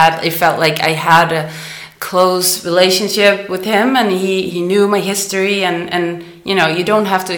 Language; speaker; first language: English; non-native, fluent; Danish